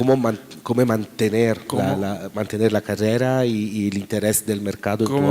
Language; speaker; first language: Spanish; non-native, learner; Italian